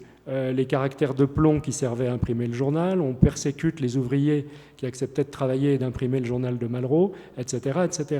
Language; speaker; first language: French; native; French